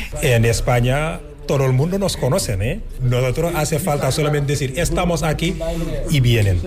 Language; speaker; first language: Spanish; non-native, fluent; Wolof